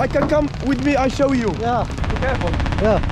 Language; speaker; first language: English; non-native, learner; Arabic